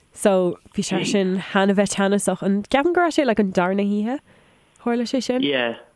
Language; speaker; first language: Irish; non-native, local second language; English